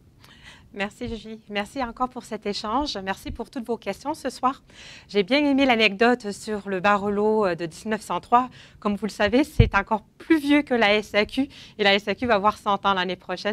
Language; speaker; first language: French; native; French